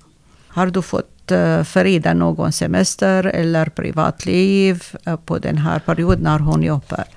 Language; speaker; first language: Swedish; non-native, learner; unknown